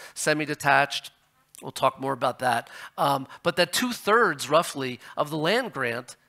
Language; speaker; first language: English; native; English